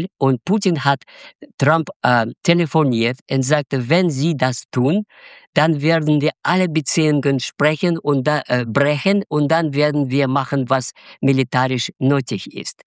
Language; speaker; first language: German; non-native, fluent; Russian